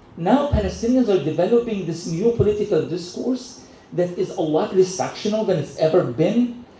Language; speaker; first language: English; non-native, fluent; Arabic